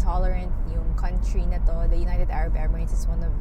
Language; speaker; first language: English; non-native, local second language; Hiligaynon